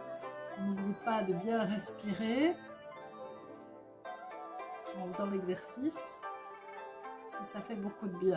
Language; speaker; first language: French; native; French